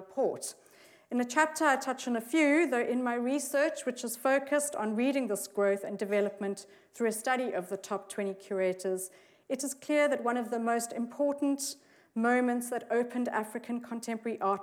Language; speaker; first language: English; native; English